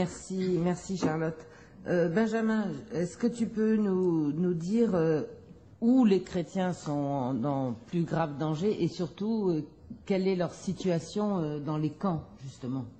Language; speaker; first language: French; native; French